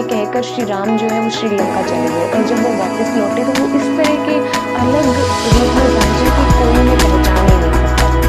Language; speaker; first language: Hindi; native; Hindi